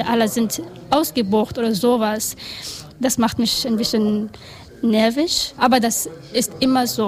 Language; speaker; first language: German; non-native, learner; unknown